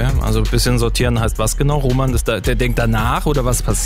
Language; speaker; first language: German; native; German